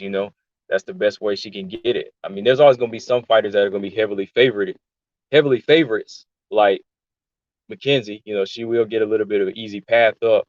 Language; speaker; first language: English; native; English